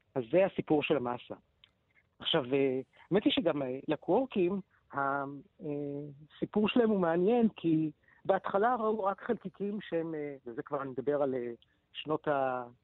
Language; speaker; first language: Hebrew; native; Hebrew